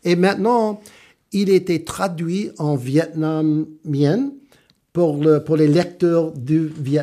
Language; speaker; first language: French; non-native, fluent; English